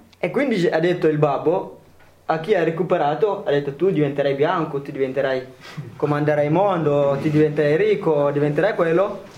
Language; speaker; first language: Italian; non-native, fluent; Tigrinya